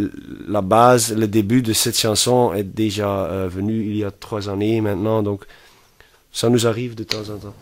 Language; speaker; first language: French; non-native, fluent; Dutch